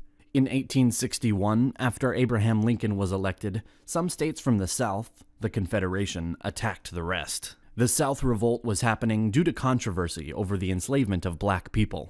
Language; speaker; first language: English; non-native, fluent; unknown